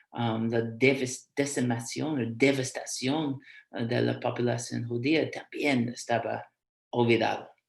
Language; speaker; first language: Spanish; non-native, fluent; English